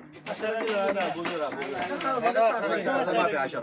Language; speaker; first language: Arabic; non-native, learner; Bangla